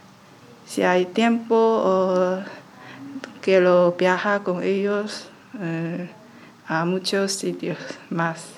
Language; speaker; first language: Spanish; non-native, learner; Chinese